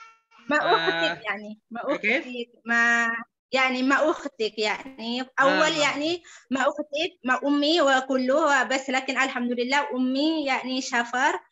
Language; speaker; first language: Arabic; non-native, learner; Indonesian